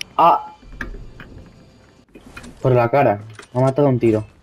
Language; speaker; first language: Spanish; native; Spanish